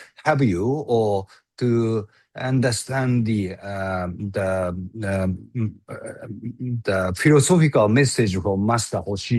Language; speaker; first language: English; non-native, learner; Japanese